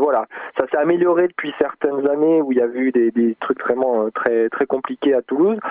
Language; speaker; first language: French; native; French